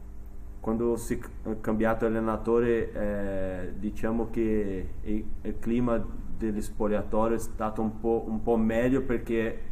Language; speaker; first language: Italian; non-native, fluent; Portuguese